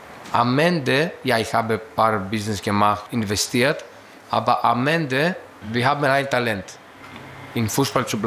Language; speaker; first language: German; non-native, learner; Greek